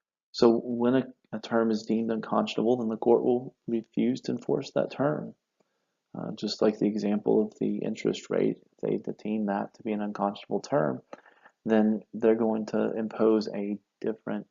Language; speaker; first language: English; native; English